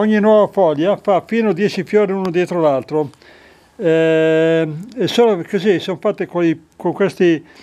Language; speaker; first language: Italian; native; Italian